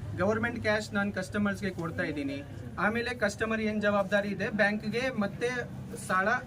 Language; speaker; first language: Kannada; non-native, fluent; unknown